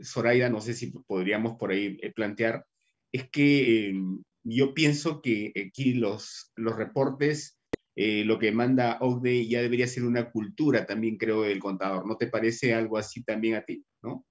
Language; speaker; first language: Spanish; native; Spanish